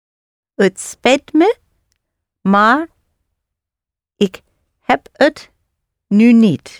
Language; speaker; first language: Dutch; non-native, learner; English